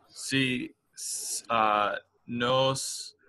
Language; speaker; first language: Spanish; non-native, learner; English